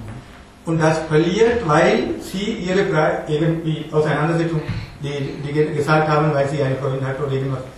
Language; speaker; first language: German; non-native, fluent; Tamil